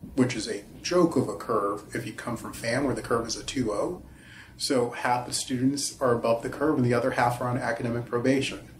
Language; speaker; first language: English; early bilingual, other home language; Haitian Creole